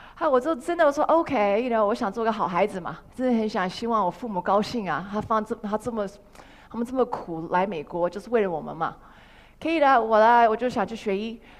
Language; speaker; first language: Chinese; early bilingual, heritage; Chinese